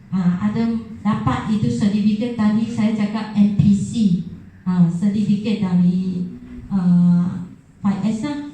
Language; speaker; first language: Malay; non-native, local second language; Chinese